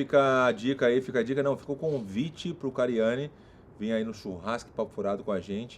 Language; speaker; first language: Portuguese; native; Portuguese